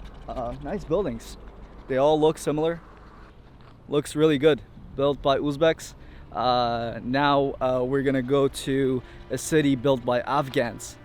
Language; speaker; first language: English; early bilingual, heritage; English